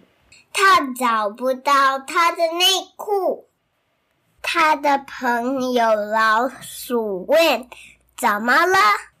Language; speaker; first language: Chinese; early bilingual, heritage; Chinese